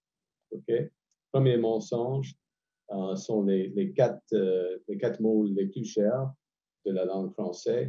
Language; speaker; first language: French; non-native, fluent; English